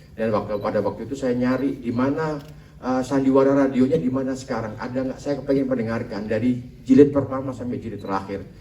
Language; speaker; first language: Indonesian; native; Indonesian